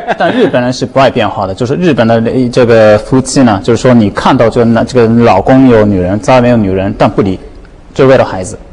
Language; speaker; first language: Chinese; non-native, fluent; Japanese